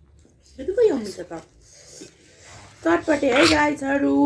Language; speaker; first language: Nepali; native; Nepali